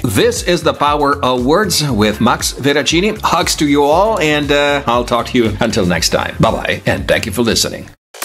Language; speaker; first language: English; non-native, fluent; Italian